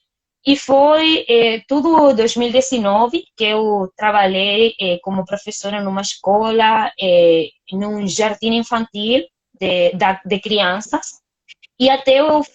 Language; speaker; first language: Portuguese; non-native, fluent; Spanish